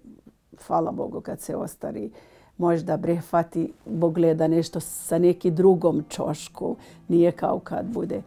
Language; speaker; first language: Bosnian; non-native, learner; Arabic